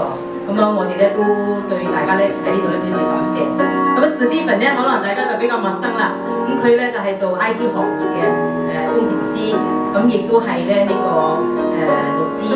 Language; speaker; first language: Cantonese; native; Cantonese